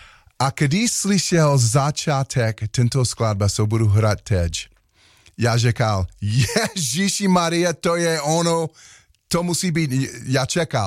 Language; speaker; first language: Czech; non-native, learner; English